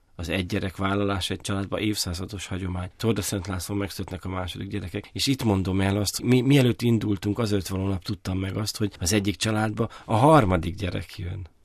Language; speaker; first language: Hungarian; native; Hungarian